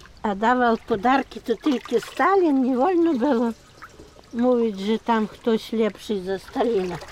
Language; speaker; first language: Polish; non-native, local second language; Ukrainian